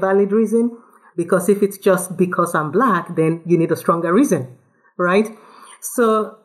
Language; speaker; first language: English; non-native, local second language; Yoruba